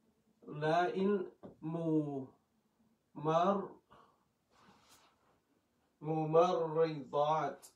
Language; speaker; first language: Arabic; non-native, fluent; Western Cham